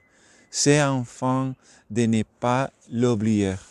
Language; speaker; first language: French; non-native, learner; Spanish